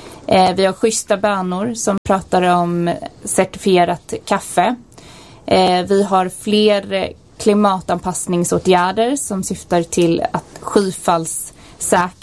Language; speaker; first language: Swedish; native; Swedish